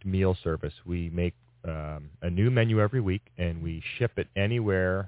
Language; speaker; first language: English; native; English